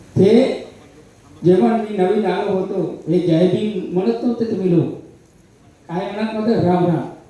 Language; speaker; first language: Marathi; non-native, fluent; Sinhala